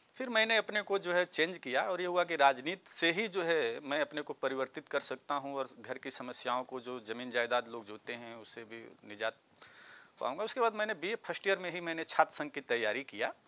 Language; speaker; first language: Hindi; native; Hindi